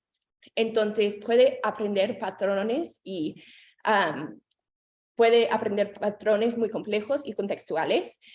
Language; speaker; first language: Spanish; non-native, fluent; English